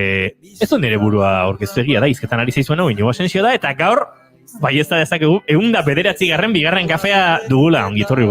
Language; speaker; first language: Basque; native; Basque